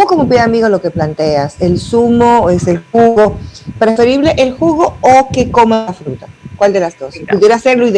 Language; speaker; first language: Spanish; native; Spanish